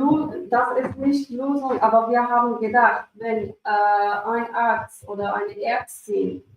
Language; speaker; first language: German; non-native, fluent; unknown